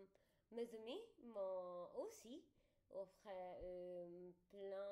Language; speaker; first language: French; non-native, learner; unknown